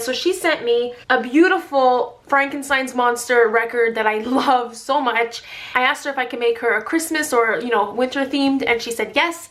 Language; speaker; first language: English; native; English